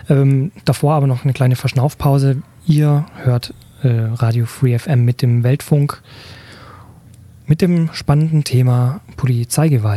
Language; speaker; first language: German; native; German